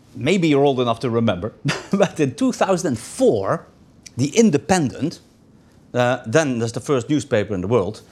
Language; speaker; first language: English; non-native, fluent; Dutch